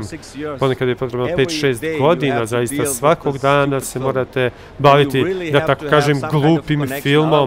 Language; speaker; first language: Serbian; early bilingual, heritage; Albanian